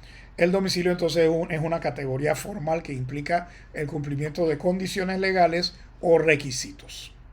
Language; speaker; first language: Spanish; native; Spanish